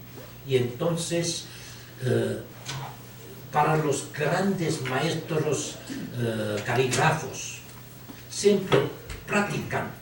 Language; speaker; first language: Spanish; non-native, learner; Chinese